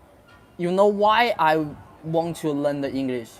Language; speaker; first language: English; non-native, learner; Chinese